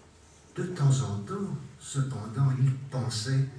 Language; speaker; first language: French; native; French